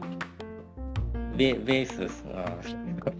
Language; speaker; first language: Japanese; non-native, learner; Malay